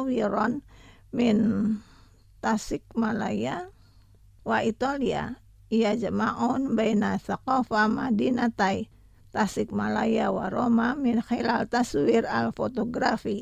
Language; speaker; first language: Arabic; non-native, fluent; Indonesian